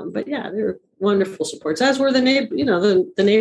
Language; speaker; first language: English; native; English